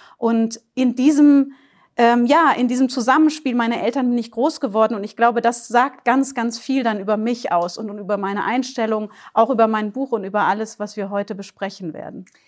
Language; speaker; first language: German; native; German